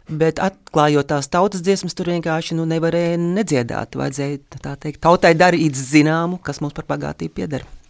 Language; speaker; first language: Latvian; native; Latvian